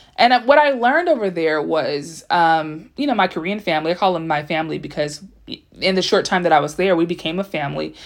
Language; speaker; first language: English; native; English